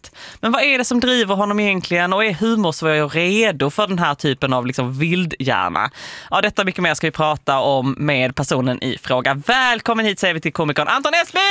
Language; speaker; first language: Swedish; native; Swedish